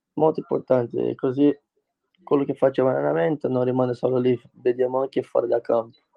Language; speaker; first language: Italian; non-native, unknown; Portuguese